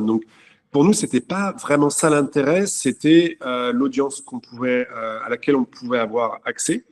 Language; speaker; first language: French; native; French